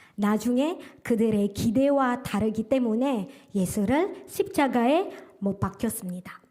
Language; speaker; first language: Korean; non-native, fluent; Indonesian